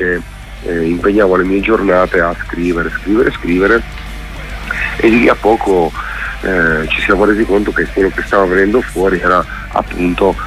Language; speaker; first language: Italian; native; Italian